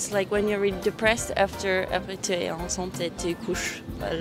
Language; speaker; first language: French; non-native, learner; English